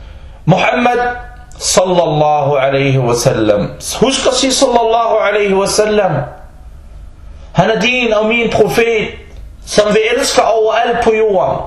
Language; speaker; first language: Danish; early bilingual, other home language; Arabic